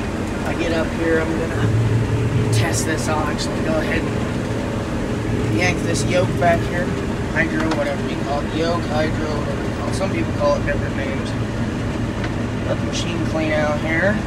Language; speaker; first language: English; native; English